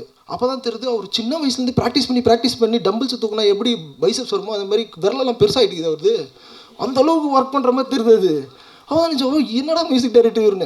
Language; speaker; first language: Tamil; native; Tamil